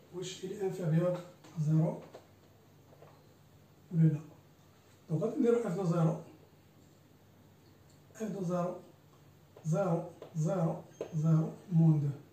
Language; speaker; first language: French; non-native, local second language; Arabic